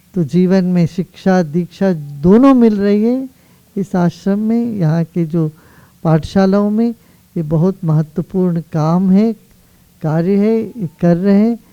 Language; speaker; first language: Hindi; non-native, local second language; Kannada